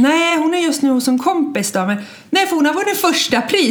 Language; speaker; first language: Swedish; native; Swedish